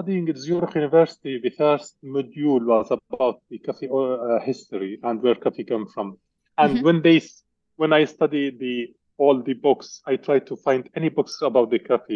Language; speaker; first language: English; non-native, learner; Arabic